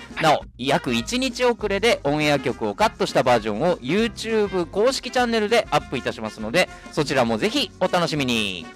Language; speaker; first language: Japanese; native; Japanese